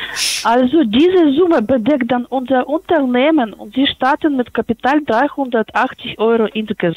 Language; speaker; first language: German; non-native, fluent; Polish